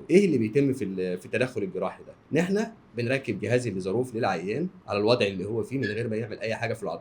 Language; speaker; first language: Arabic; native; Arabic